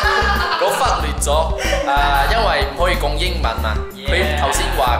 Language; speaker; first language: Cantonese; non-native, local second language; Chinese